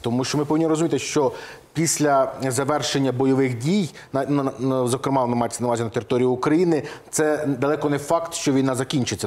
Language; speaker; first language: Ukrainian; native; Ukrainian